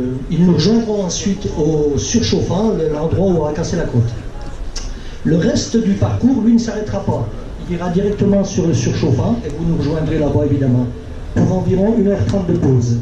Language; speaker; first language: French; native; French